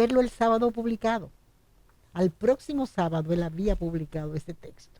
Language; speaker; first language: Spanish; native; Spanish